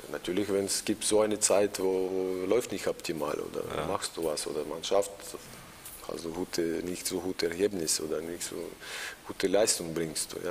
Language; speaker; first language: German; non-native, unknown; Russian